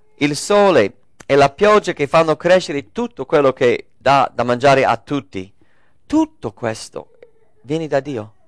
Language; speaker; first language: Italian; early bilingual, heritage; English